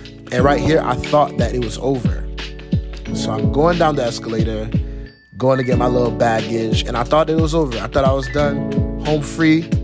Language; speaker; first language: English; native; English